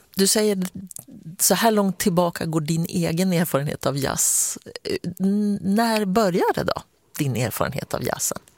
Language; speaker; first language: Swedish; native; Swedish